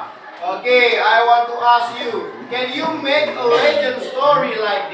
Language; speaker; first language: English; non-native, fluent; Indonesian